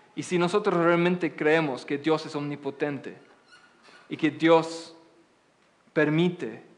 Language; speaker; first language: Spanish; non-native, fluent; English